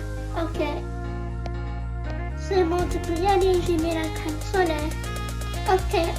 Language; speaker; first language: French; native; French